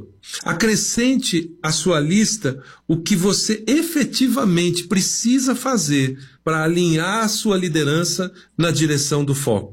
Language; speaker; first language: Portuguese; native; Portuguese